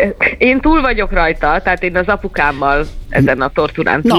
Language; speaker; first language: Hungarian; native; Hungarian